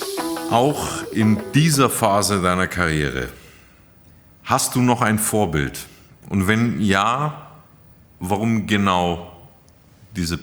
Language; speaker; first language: German; native; German